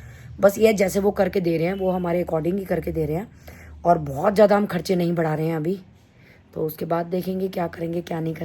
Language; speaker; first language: Hindi; native; Hindi